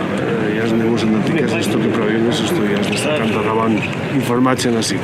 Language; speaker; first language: Macedonian; non-native, learner; Spanish